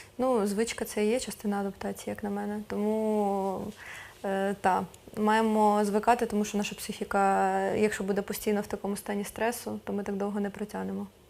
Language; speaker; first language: Ukrainian; non-native, local second language; Russian